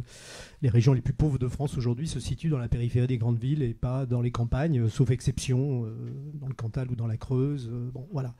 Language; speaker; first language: French; native; French